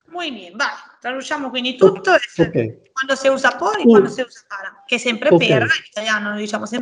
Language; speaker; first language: Italian; native; Italian